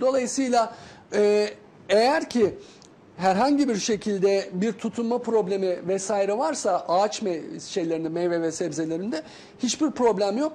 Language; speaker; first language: Turkish; native; Turkish